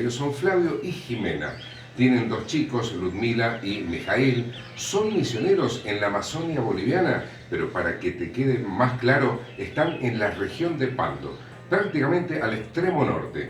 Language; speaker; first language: Spanish; native; Spanish